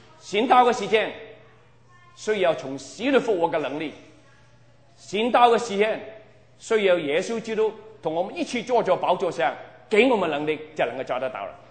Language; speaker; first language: Chinese; non-native, local second language; Cantonese